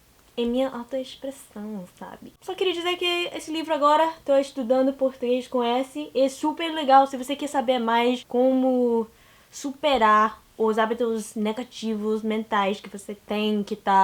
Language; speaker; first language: Portuguese; non-native, learner; English